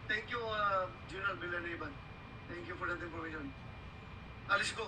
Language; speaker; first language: Filipino; native; Filipino